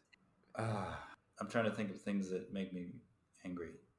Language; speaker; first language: English; native; English